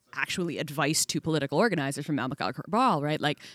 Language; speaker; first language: English; native; English